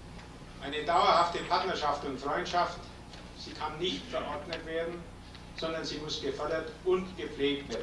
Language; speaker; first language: German; native; German